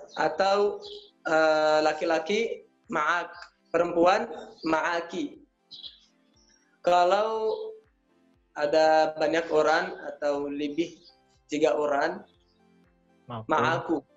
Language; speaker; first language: Indonesian; non-native, learner; Arabic